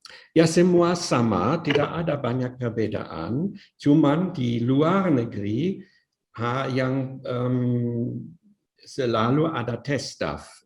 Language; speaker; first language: Indonesian; non-native, fluent; German